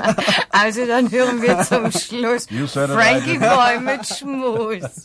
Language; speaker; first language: German; native; German